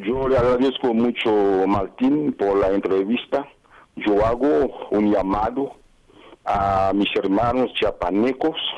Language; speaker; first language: Spanish; non-native, fluent; Haitian Creole